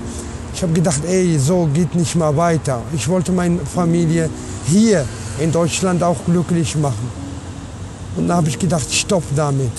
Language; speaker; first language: German; non-native, learner; Arabic